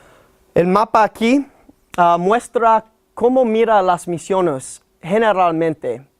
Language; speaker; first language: Spanish; non-native, learner; English